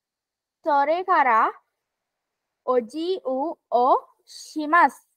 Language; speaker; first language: Japanese; non-native, learner; Sinhala